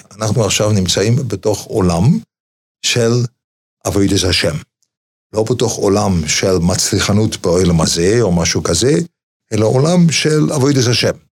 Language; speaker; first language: Hebrew; non-native, fluent; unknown